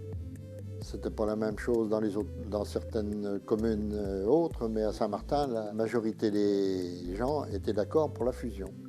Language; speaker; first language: French; native; French